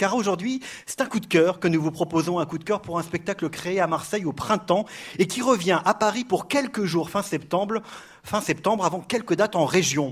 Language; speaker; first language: French; native; French